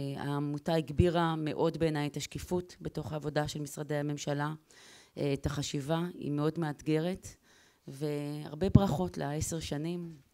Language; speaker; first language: Hebrew; native; Hebrew